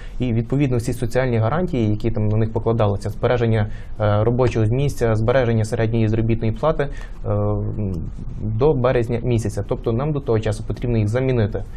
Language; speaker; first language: Ukrainian; native; Ukrainian